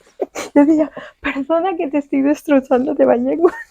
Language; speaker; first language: Catalan; non-native, fluent; Spanish